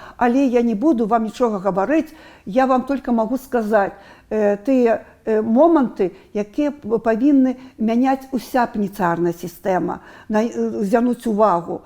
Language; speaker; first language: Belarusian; non-native, local second language; Russian